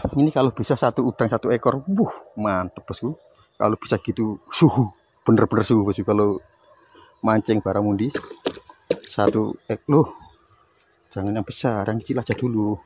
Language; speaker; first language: Indonesian; non-native, local second language; Javanese